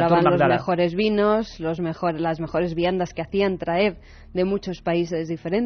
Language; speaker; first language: Spanish; native; Spanish